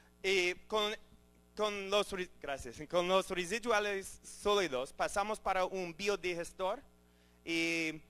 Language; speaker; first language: Spanish; non-native, learner; English